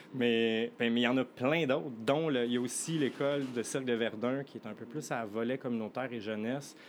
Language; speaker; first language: French; native; French